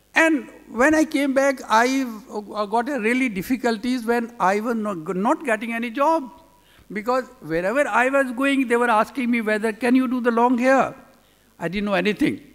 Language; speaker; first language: English; non-native, local second language; Urdu